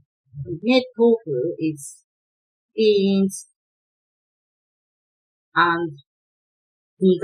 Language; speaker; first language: English; non-native, learner; Japanese